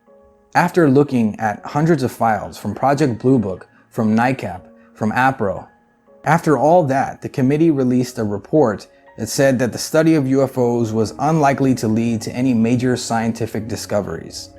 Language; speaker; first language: English; native; English